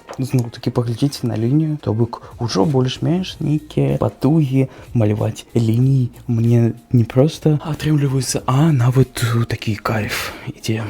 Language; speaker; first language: Belarusian; native; Belarusian